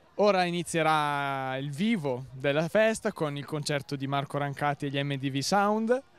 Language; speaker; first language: Italian; non-native, fluent; Portuguese